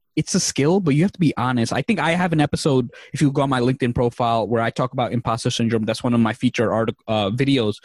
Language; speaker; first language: English; native; English